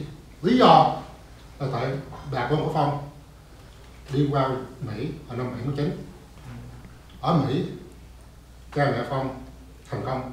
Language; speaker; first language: Vietnamese; early bilingual, heritage; Vietnamese